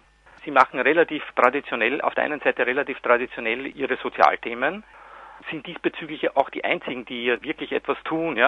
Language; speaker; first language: German; native; German